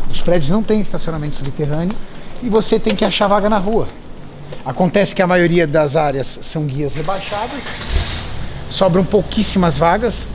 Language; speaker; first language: Portuguese; native; Portuguese